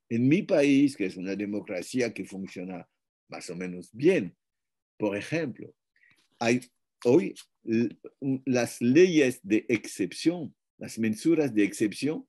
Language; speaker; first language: Spanish; non-native, fluent; French